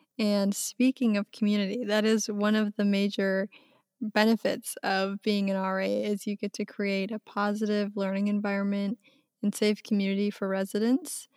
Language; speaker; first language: English; native; English